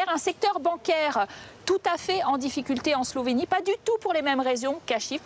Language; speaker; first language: French; native; French